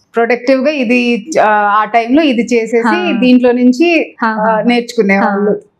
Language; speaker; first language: Telugu; native; Telugu